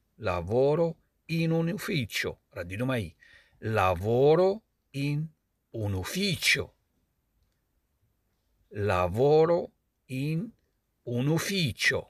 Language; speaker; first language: Italian; non-native, fluent; Arabic